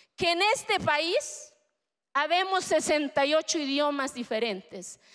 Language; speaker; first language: Spanish; early bilingual, other home language; Zapotec